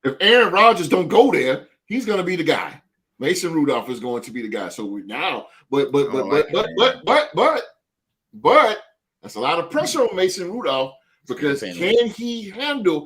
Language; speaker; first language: English; native; English